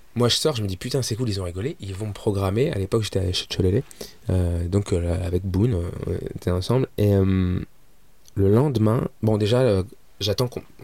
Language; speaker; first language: French; early bilingual, other home language; Arabic